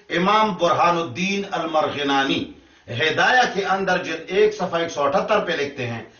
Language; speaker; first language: Urdu; non-native, local second language; Pashto